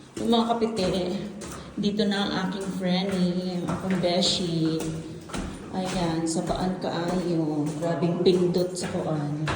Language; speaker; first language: Filipino; non-native, local second language; Cebuano